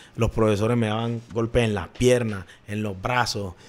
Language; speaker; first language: Spanish; native; Spanish